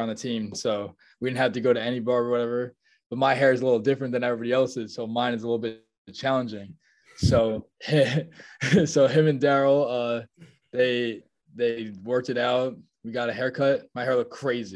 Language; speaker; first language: English; native; English